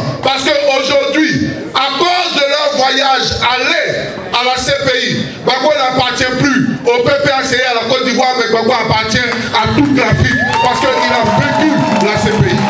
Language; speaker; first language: French; native; French